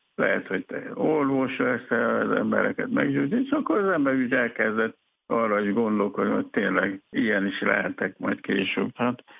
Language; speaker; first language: Hungarian; non-native, fluent; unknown